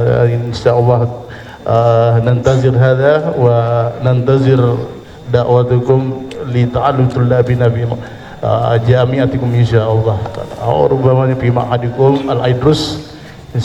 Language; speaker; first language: Arabic; non-native, fluent; Indonesian